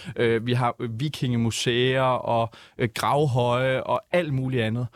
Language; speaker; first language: Danish; native; Danish